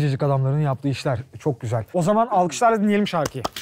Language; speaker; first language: Turkish; native; Turkish